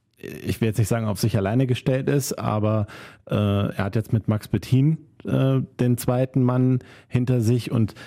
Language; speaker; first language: German; native; German